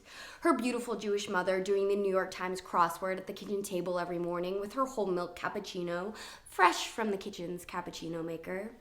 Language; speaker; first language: English; native; English